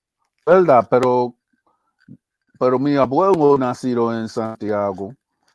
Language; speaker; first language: Spanish; early bilingual, heritage; English